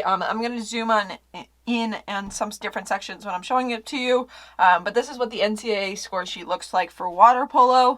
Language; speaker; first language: English; native; English